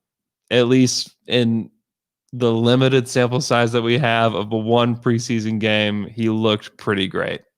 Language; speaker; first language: English; native; English